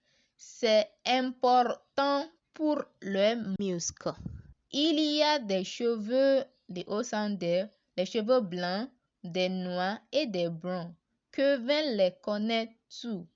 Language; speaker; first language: French; non-native, learner; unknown